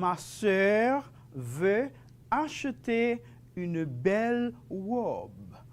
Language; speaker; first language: French; non-native, fluent; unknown